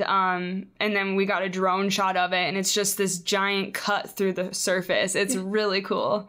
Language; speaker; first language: English; native; English